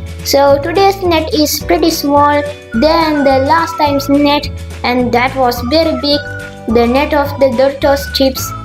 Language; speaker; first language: English; non-native, local second language; Sinhala